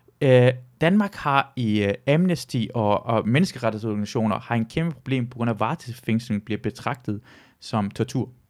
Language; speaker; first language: Danish; early bilingual, other home language; Persian